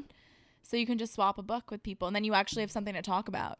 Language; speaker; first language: English; native; English